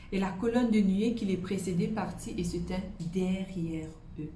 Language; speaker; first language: French; native; French